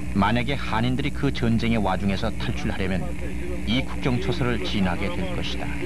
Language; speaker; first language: Korean; native; Korean